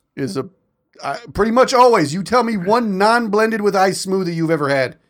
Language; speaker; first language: English; native; English